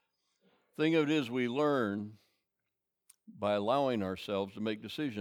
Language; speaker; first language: English; native; English